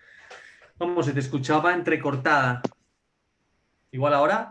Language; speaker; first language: Spanish; native; Spanish